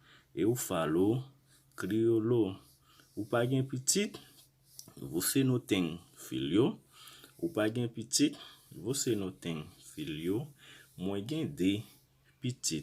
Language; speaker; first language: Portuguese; non-native, learner; Haitian Creole